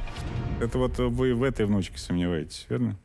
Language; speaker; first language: Russian; native; Russian